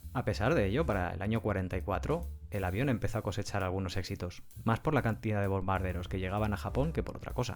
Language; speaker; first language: Spanish; native; Spanish